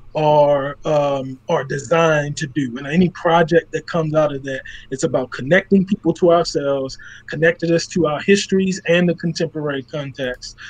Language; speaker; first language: English; native; English